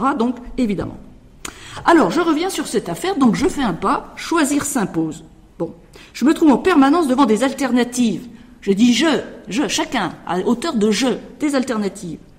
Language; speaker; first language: French; native; French